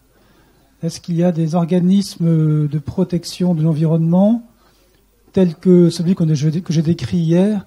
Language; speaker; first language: French; native; French